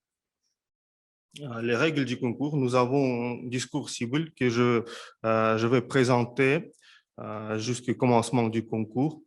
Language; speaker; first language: French; non-native, fluent; Russian